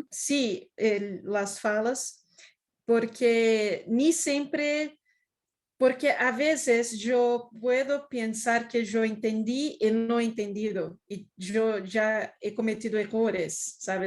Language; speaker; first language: Spanish; non-native, fluent; Portuguese